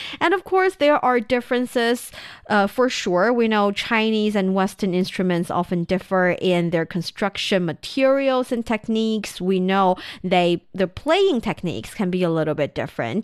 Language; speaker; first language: English; non-native, fluent; Chinese